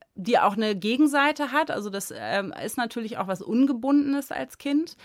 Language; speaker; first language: German; native; German